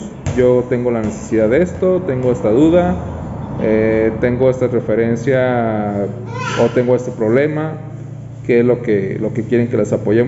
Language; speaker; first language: Spanish; native; Spanish